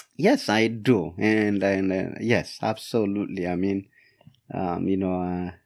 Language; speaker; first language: English; non-native, fluent; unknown